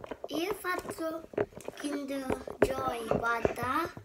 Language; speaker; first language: Italian; early bilingual, other home language; Filipino